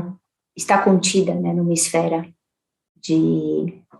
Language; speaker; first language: Portuguese; native; Portuguese